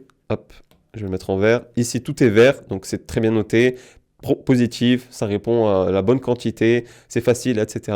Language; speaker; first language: French; native; French